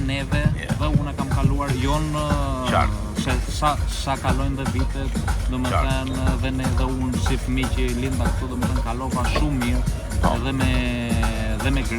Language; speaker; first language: Albanian; early bilingual, heritage; Albanian